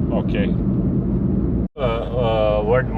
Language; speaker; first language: English; non-native, local second language; Urdu